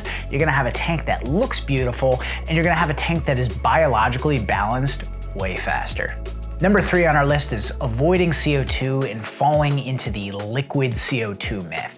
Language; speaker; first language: English; native; English